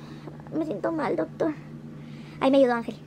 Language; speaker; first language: Spanish; native; Spanish